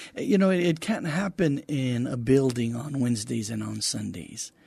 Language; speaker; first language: English; native; English